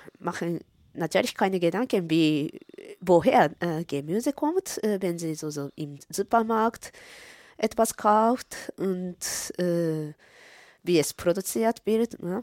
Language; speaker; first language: German; non-native, fluent; Japanese